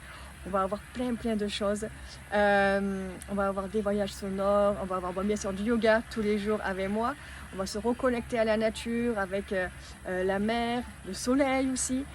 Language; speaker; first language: French; native; French